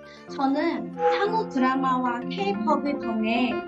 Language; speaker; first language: Korean; non-native, learner; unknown